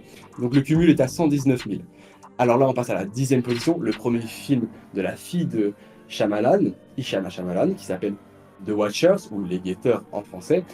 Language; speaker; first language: French; native; French